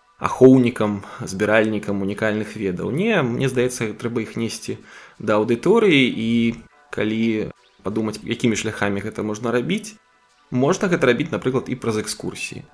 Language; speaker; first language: Belarusian; native; Belarusian